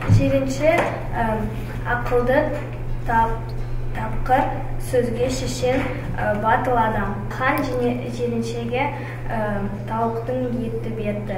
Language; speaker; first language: Kazakh; non-native, local second language; Russian